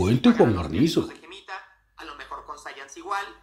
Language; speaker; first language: Spanish; native; Spanish